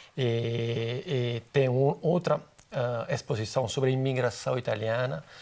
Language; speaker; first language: Portuguese; non-native, fluent; Italian